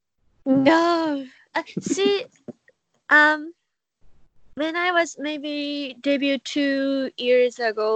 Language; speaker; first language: English; non-native, learner; Japanese